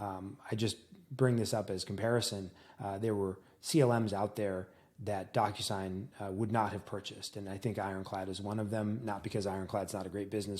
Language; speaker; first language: English; native; English